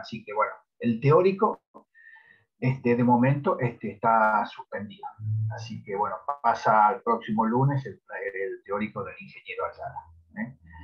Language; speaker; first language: Spanish; native; Spanish